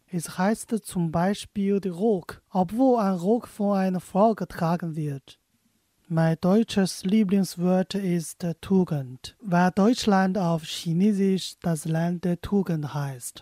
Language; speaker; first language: German; non-native, fluent; Chinese